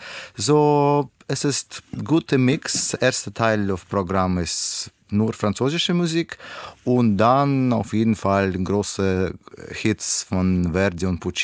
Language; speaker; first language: German; non-native, learner; Russian